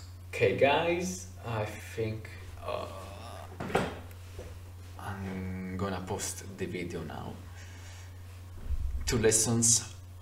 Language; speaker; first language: English; non-native, fluent; Italian